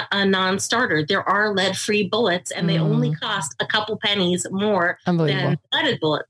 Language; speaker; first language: English; native; English